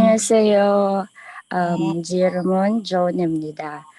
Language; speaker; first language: Korean; non-native, learner; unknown